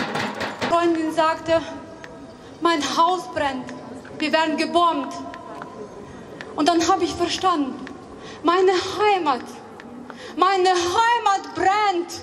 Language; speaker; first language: German; non-native, fluent; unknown